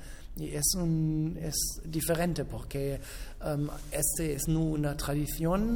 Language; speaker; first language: Spanish; non-native, fluent; German